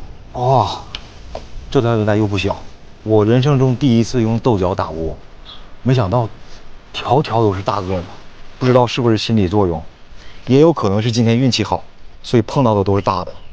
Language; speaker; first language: Chinese; native; Chinese